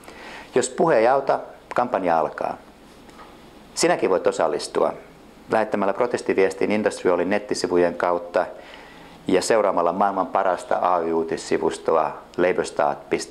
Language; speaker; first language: Finnish; native; Finnish